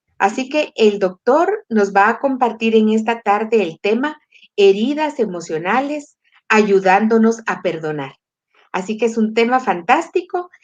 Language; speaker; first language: Spanish; native; Spanish